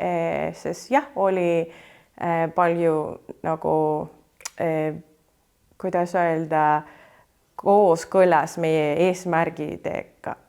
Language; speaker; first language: Estonian; non-native, fluent; Spanish